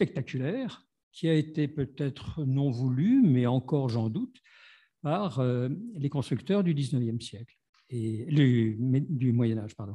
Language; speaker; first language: French; native; French